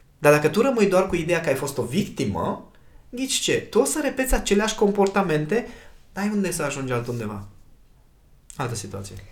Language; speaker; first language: Romanian; native; Romanian